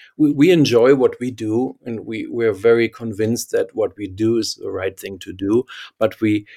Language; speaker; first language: English; non-native, fluent; German